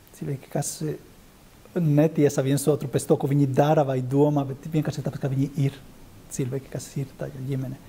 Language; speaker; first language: Latvian; non-native, fluent; Spanish